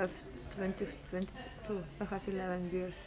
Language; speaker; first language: English; non-native, learner; Slovenian